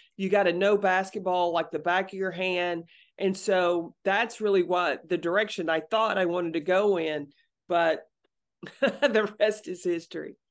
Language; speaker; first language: English; native; English